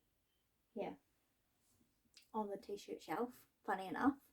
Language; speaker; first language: English; native; English